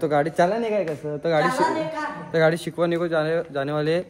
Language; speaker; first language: Hindi; non-native, local second language; Marathi